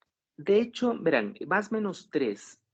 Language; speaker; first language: Spanish; native; Spanish